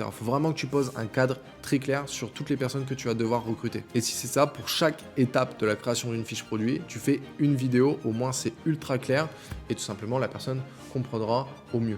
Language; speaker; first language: French; native; French